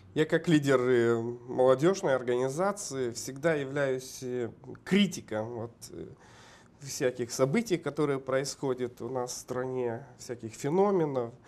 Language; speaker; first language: Russian; non-native, local second language; Romanian